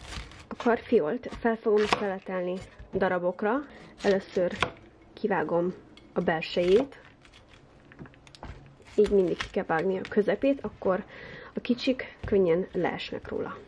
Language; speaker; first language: Hungarian; early bilingual, heritage; Hungarian